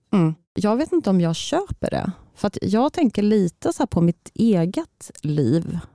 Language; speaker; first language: Swedish; early bilingual, other home language; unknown